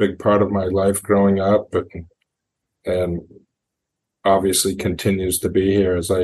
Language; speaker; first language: English; native; English